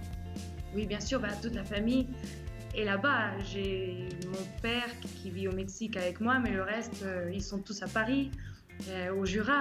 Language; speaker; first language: French; early bilingual, heritage; French